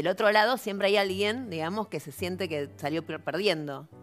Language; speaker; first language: Spanish; native; Spanish